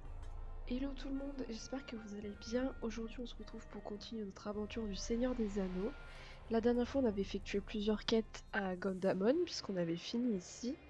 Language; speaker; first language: French; native; French